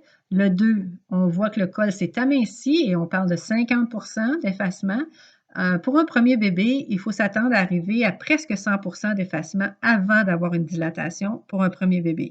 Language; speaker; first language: French; native; French